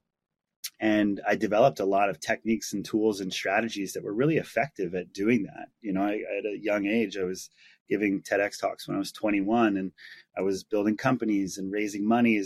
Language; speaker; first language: English; native; English